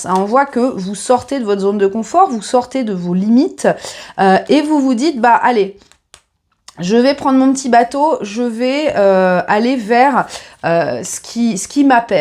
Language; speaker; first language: French; native; French